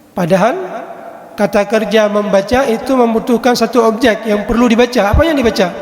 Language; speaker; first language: Malay; non-native, local second language; Achinese